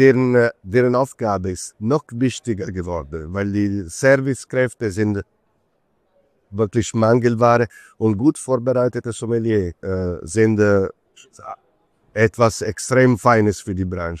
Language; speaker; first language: German; non-native, fluent; Italian